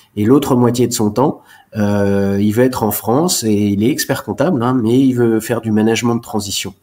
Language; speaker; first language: French; native; French